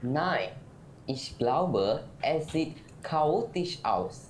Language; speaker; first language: German; non-native, learner; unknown